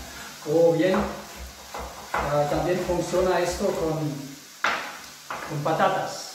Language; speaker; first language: Spanish; non-native, fluent; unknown